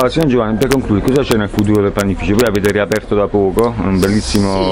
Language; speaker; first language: Italian; native; Italian